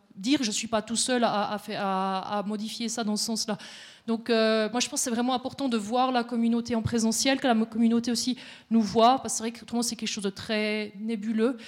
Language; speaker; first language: French; native; French